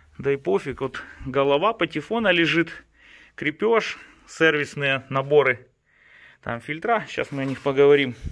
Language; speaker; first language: Russian; native; Russian